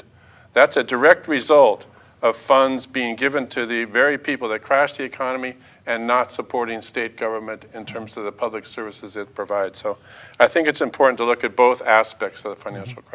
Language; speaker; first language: English; native; English